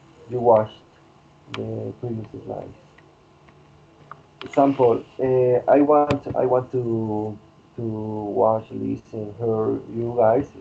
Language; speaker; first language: English; non-native, learner; Spanish